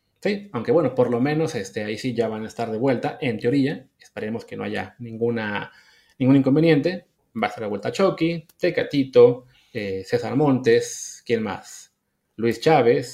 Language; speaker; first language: Spanish; native; Spanish